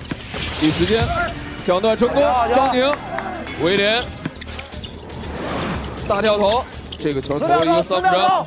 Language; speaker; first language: Chinese; native; Chinese